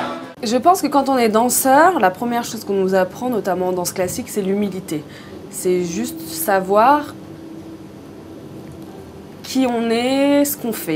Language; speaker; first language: French; native; French